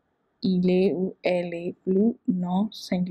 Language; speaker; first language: French; non-native, fluent; Burmese